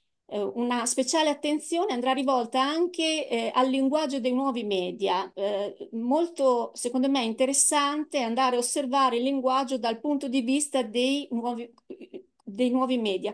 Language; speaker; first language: Italian; native; Italian